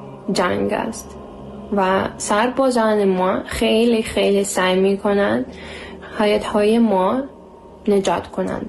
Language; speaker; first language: Persian; non-native, learner; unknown